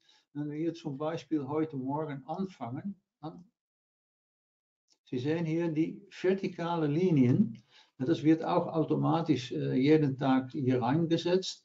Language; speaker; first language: German; non-native, learner; Dutch